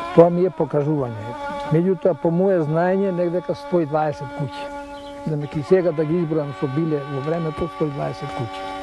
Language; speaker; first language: Macedonian; native; Macedonian